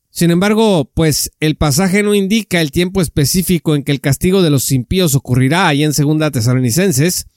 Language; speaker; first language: Spanish; native; Spanish